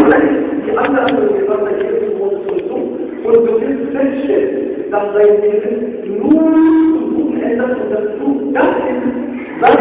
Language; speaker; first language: German; non-native, fluent; Arabic